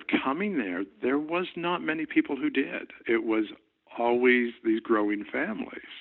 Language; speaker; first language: English; native; English